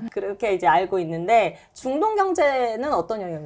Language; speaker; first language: Korean; native; Korean